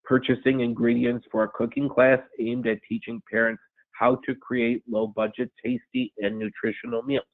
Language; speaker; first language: English; native; English